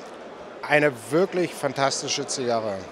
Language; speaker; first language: German; native; German